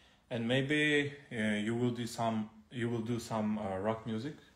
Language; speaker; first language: English; non-native, learner; Kazakh